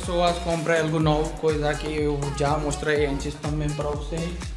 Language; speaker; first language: Portuguese; non-native, learner; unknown